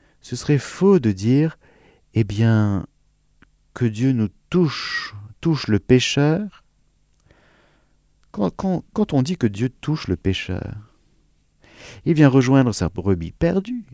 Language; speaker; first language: French; native; French